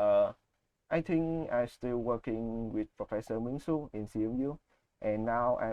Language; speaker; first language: English; non-native, learner; Vietnamese